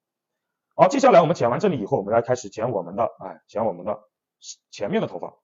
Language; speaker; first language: Chinese; native; Chinese